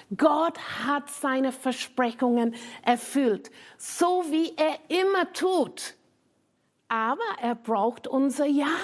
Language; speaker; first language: German; non-native, fluent; English